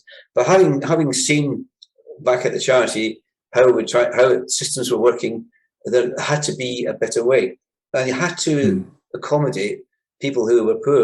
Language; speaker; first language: English; native; English